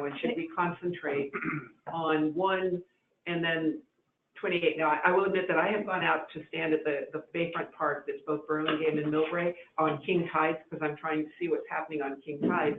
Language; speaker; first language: English; native; English